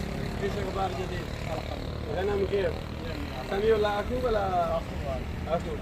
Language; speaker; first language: Arabic; non-native, learner; Saraiki